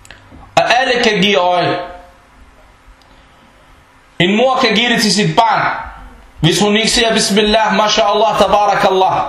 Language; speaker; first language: Danish; early bilingual, other home language; Arabic